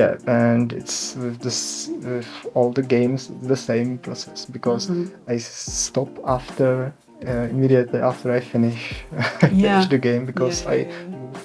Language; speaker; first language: English; non-native, learner; Czech